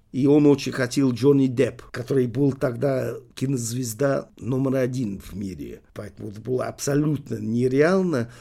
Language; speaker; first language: Russian; non-native, fluent; English